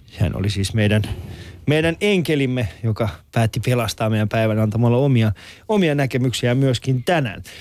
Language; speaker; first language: Finnish; early bilingual, other home language; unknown